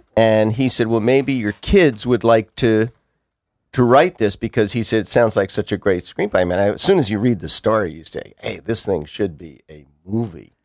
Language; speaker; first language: English; native; English